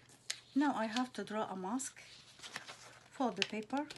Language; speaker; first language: English; non-native, fluent; Arabic